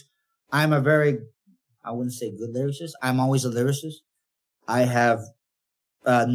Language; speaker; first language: English; non-native, fluent; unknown